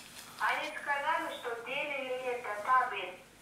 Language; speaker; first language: Russian; non-native, learner; Uzbek